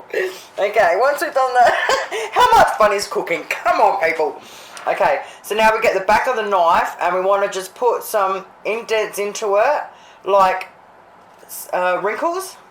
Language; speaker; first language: English; native; English